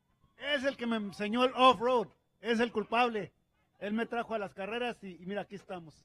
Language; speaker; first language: Spanish; native; Spanish